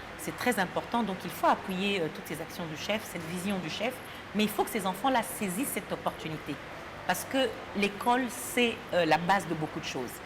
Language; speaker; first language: French; native; French